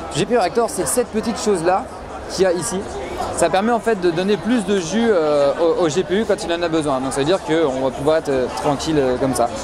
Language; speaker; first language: French; native; French